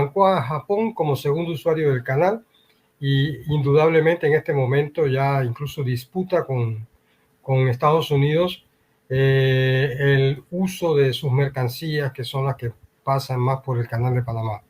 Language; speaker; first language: Spanish; native; Spanish